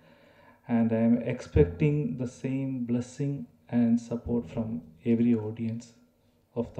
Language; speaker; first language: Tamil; non-native, learner; Malayalam